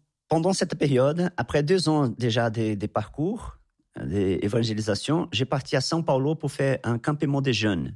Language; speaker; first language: French; non-native, fluent; Portuguese